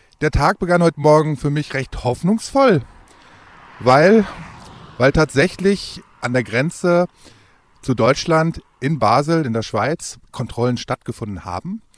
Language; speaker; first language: German; native; German